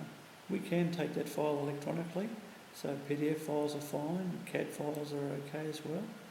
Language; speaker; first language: English; native; English